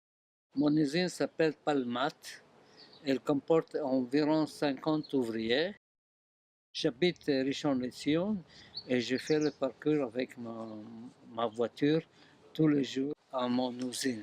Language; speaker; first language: French; non-native, fluent; Hebrew